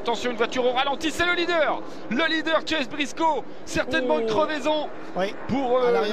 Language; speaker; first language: French; native; French